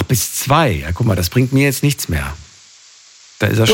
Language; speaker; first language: German; native; German